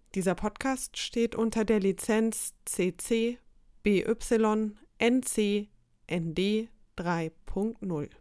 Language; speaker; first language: German; native; German